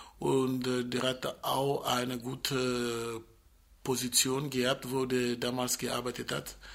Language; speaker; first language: German; non-native, fluent; Portuguese